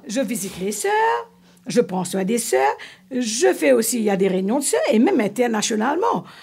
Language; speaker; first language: French; non-native, local second language; Morisyen